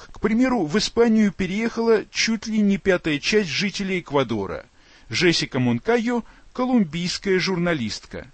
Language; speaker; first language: Russian; native; Russian